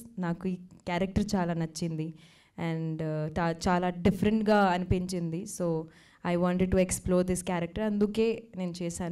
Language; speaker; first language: Telugu; non-native, fluent; Hindi